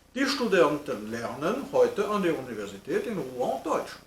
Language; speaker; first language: German; non-native, fluent; French